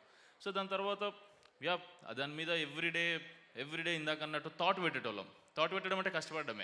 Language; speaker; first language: Telugu; native; Telugu